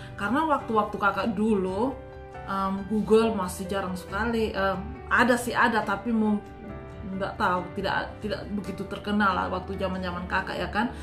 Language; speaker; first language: Indonesian; non-native, local second language; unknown